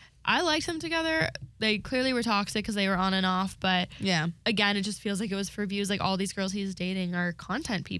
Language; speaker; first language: English; native; English